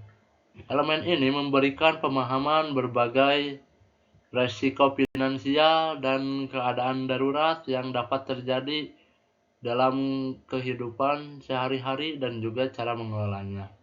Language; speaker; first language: Indonesian; native; Indonesian